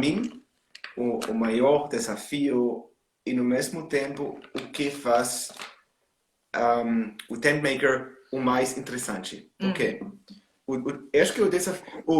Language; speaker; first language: Portuguese; non-native, learner; German